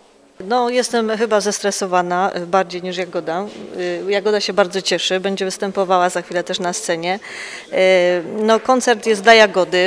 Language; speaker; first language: Polish; native; Polish